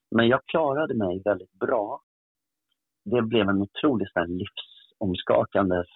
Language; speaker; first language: Swedish; early bilingual, other home language; Portuguese